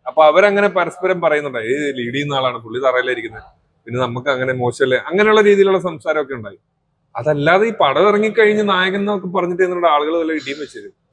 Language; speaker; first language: Malayalam; native; Malayalam